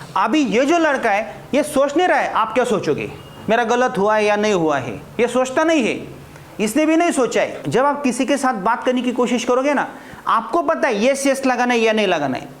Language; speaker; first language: Hindi; non-native, local second language; Marathi